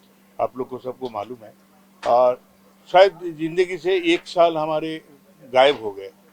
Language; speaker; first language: Hindi; non-native, local second language; Bangla